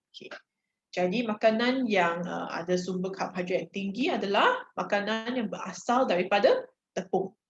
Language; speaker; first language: Malay; non-native, local second language; Chinese